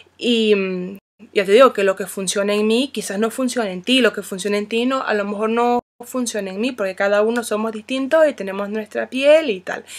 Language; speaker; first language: Spanish; non-native, fluent; English